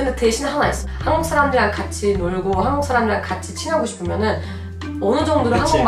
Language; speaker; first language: Korean; non-native, fluent; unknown